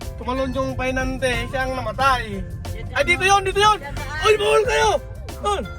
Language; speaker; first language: Filipino; non-native, local second language; Bikol